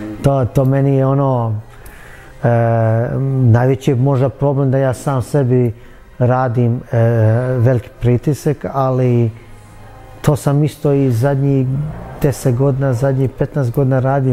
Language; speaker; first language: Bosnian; early bilingual, heritage; Bosnian